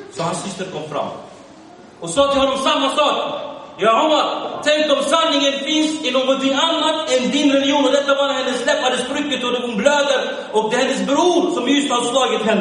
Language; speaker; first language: Swedish; early bilingual, other home language; Arabic